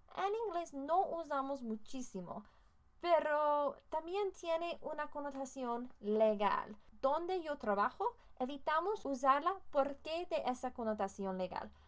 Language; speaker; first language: Spanish; non-native, learner; English